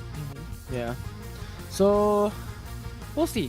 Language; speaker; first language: English; non-native, local second language; Filipino